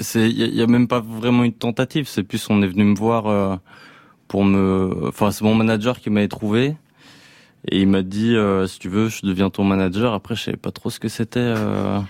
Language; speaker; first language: French; native; French